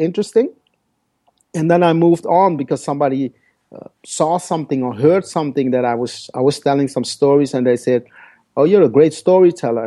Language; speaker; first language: English; non-native, fluent; Dutch